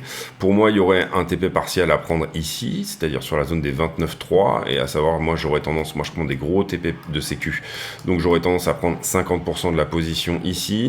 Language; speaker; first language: French; native; French